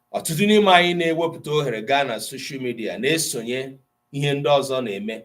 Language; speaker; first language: Igbo; native; Igbo